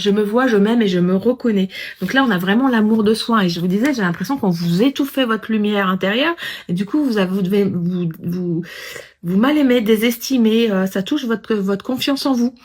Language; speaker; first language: French; native; French